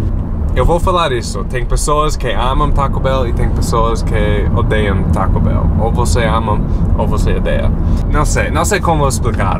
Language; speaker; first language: Portuguese; non-native, fluent; English